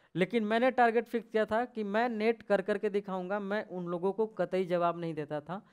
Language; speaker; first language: Hindi; native; Hindi